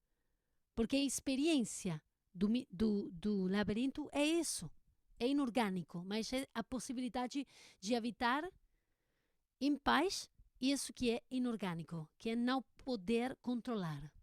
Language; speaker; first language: Portuguese; non-native, learner; Spanish